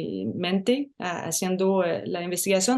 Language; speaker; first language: Spanish; non-native, learner; French